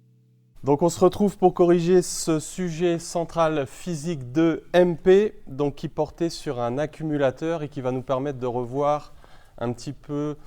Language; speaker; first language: French; native; French